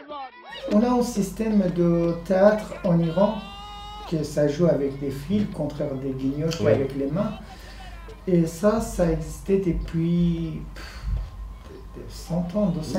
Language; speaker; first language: French; non-native, fluent; Persian